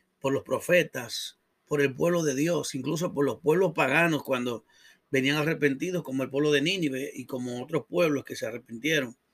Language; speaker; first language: Spanish; native; Spanish